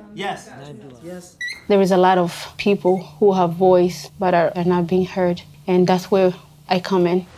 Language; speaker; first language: English; non-native, fluent; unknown